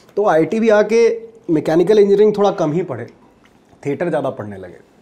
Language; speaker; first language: Hindi; native; Hindi